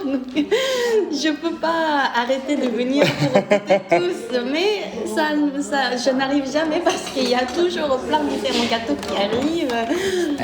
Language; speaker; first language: French; non-native, fluent; Korean